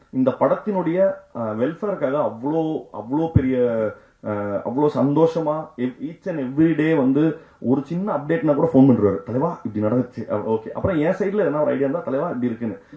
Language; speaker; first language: Tamil; native; Tamil